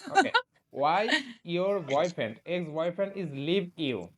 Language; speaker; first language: English; non-native, learner; Bangla